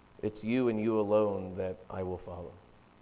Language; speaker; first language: English; native; English